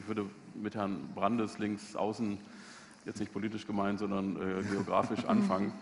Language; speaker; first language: German; native; German